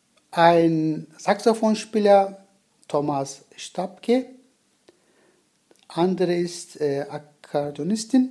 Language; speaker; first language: German; non-native, learner; Turkish